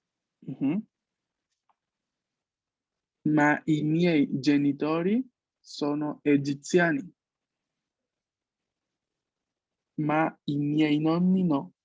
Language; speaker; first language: Italian; non-native, fluent; Spanish